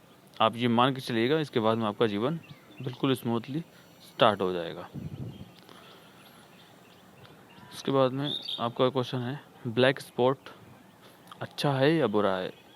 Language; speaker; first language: Hindi; native; Hindi